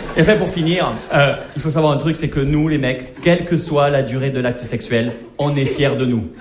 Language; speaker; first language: French; native; French